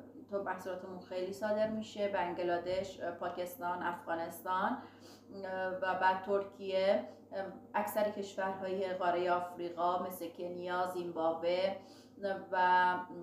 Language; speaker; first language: Persian; native; Persian